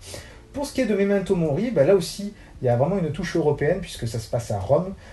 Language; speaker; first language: French; native; French